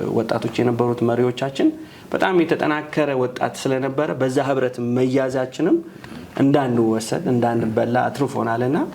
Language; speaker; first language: Amharic; native; Amharic